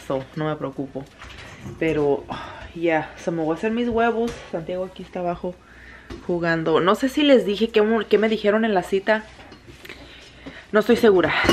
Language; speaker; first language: Spanish; early bilingual, heritage; Spanish